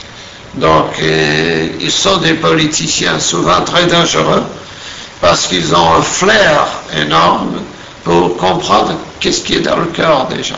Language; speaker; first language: French; non-native, fluent; Portuguese